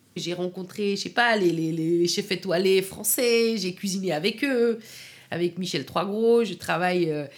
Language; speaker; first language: French; non-native, fluent; Persian